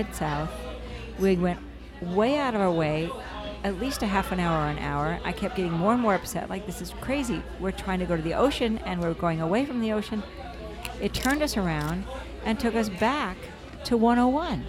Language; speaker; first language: English; native; English